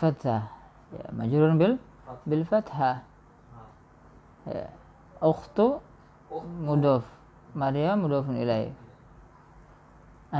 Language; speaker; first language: Arabic; non-native, fluent; Indonesian